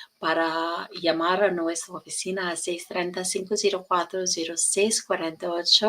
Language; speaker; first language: Spanish; non-native, learner; English